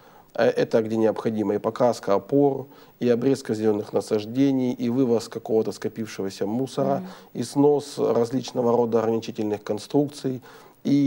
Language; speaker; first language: Russian; native; Russian